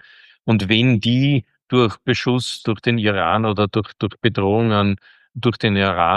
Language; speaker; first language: German; native; German